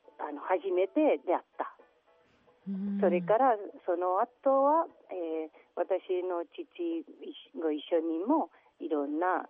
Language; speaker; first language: Japanese; non-native, learner; Catalan